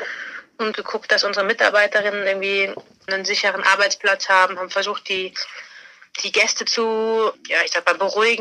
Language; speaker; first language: German; native; German